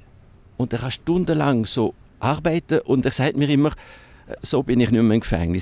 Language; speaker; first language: German; non-native, local second language; French